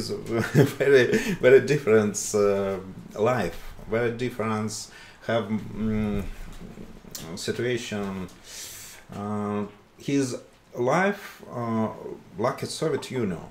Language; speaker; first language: English; non-native, learner; Russian